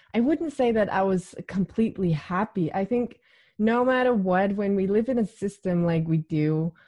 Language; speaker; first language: English; non-native, fluent; Danish